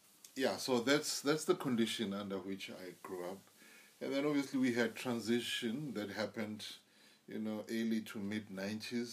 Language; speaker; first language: English; non-native, local second language; Zulu